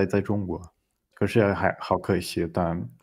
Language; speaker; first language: Chinese; non-native, learner; Portuguese